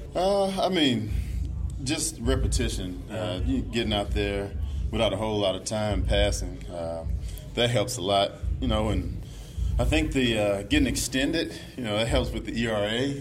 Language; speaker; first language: English; native; English